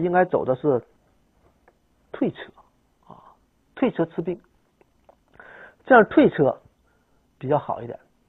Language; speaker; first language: Chinese; native; Chinese